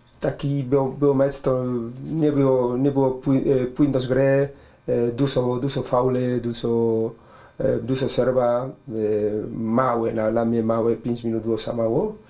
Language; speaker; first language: Polish; non-native, learner; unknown